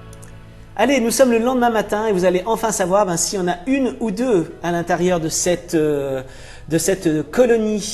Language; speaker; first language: French; native; French